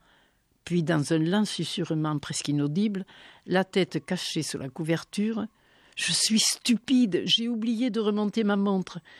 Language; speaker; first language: French; native; French